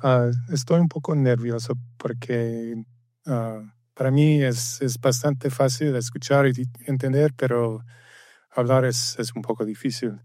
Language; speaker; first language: Spanish; non-native, learner; English